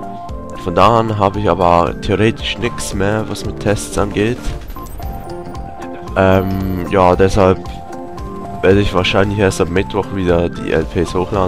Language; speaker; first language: German; native; German